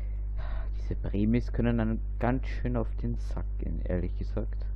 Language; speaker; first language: German; native; German